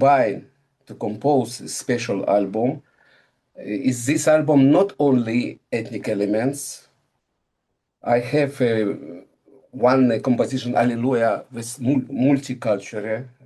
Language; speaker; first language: English; non-native, learner; Russian